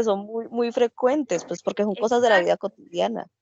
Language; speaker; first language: Spanish; native; Spanish